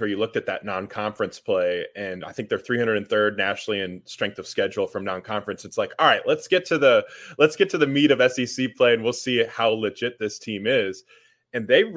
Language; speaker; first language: English; native; English